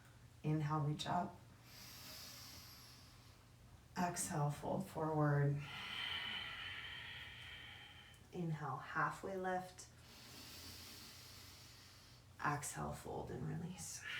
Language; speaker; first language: English; native; English